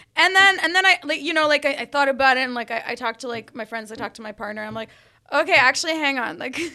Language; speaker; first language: English; early bilingual, other home language; Arabic